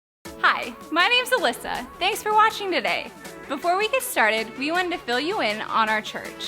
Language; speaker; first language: English; native; English